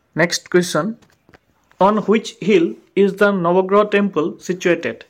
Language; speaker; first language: English; non-native, local second language; Assamese